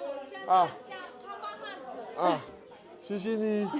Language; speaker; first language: Chinese; non-native, learner; French